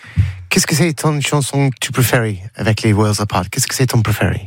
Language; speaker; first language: French; non-native, learner; English